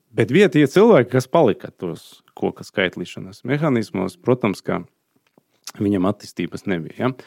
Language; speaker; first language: Latvian; non-native, fluent; Azerbaijani